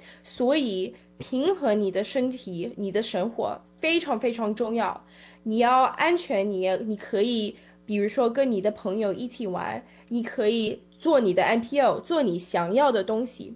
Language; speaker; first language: Chinese; early bilingual, heritage; Chinese